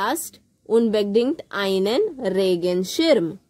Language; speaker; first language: German; non-native, fluent; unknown